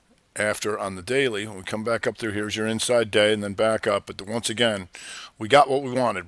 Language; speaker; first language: English; native; English